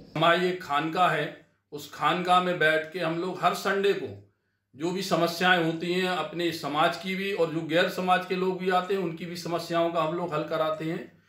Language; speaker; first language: Hindi; native; Hindi